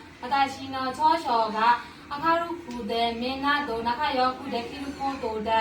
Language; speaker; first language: Japanese; non-native, learner; Burmese